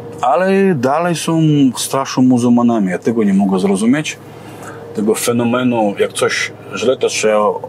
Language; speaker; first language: Polish; non-native, fluent; Chechen